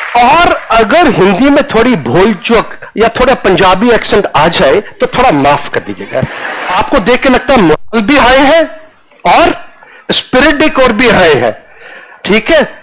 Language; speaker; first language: Hindi; non-native, local second language; Punjabi